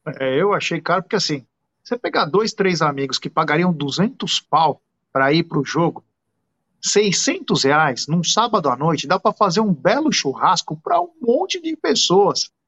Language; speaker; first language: Portuguese; native; Portuguese